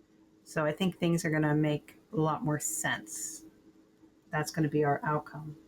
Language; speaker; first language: English; native; English